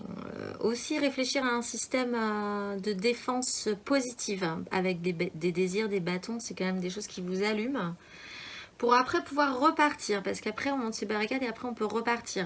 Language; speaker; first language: French; native; French